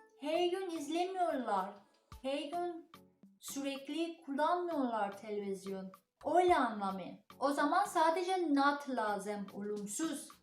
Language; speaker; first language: Turkish; non-native, learner; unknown